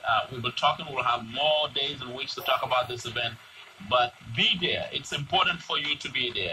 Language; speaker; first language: English; native; English